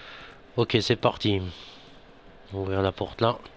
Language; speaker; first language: French; native; French